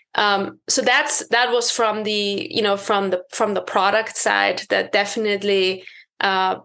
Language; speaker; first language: English; non-native, fluent; German